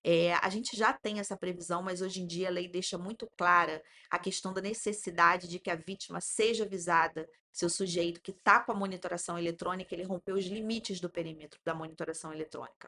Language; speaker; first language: Portuguese; native; Portuguese